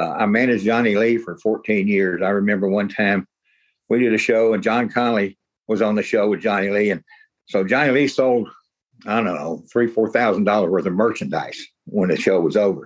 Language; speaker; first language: English; native; English